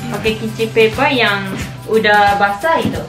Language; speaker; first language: Indonesian; non-native, learner; Japanese